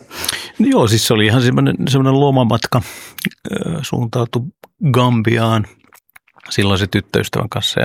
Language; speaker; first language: Finnish; early bilingual, other home language; Oromo